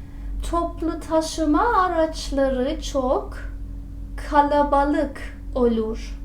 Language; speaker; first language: Turkish; non-native, fluent; Persian